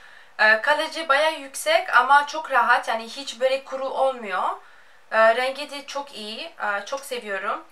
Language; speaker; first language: Turkish; non-native, fluent; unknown